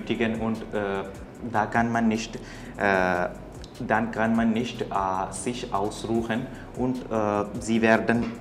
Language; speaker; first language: German; non-native, learner; Malayalam